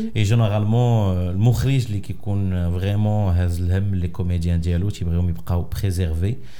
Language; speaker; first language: French; non-native, local second language; Arabic